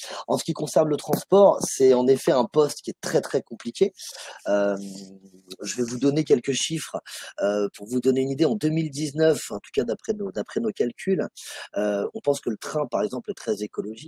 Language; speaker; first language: French; native; French